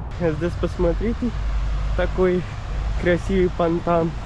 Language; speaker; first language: Russian; non-native, learner; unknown